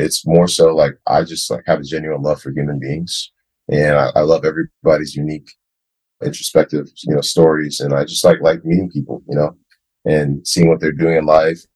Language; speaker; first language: English; non-native, local second language; Akan